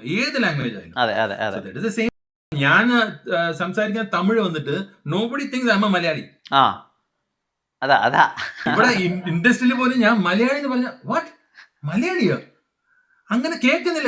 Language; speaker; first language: Malayalam; early bilingual, heritage; Malayalam